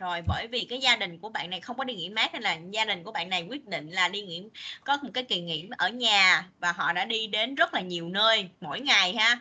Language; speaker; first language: Vietnamese; native; Vietnamese